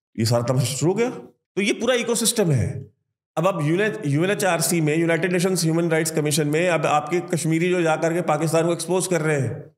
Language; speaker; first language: Hindi; native; Hindi